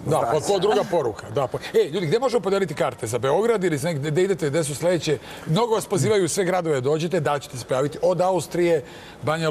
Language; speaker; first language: Serbian; native; Serbian